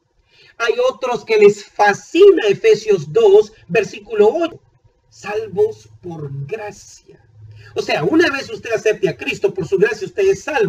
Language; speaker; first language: Spanish; native; Spanish